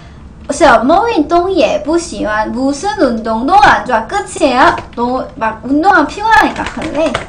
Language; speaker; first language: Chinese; non-native, fluent; Korean